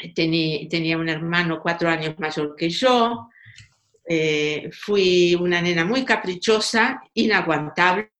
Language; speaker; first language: Spanish; native; Spanish